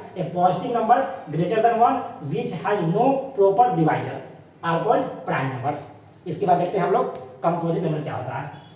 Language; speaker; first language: Hindi; native; Hindi